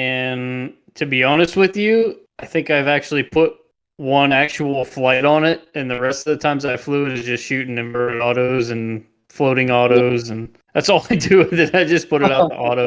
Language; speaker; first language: English; native; English